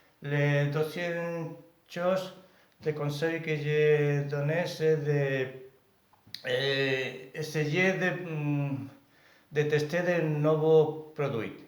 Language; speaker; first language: French; non-native, learner; Spanish